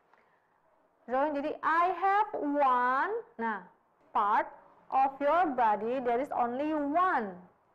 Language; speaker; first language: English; non-native, fluent; Indonesian